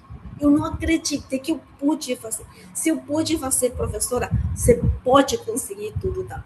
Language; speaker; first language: Portuguese; non-native, learner; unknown